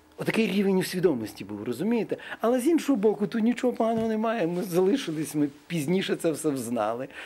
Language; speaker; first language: Ukrainian; non-native, local second language; Russian